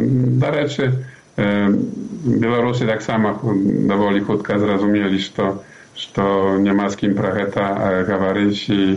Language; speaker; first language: Polish; non-native, learner; Belarusian